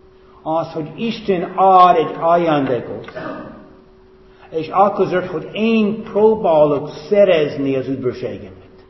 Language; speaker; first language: Hungarian; non-native, fluent; English